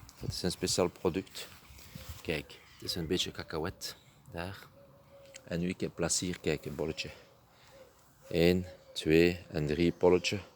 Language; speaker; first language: Dutch; non-native, learner; French